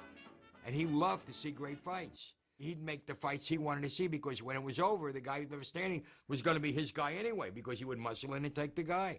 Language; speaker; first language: English; native; English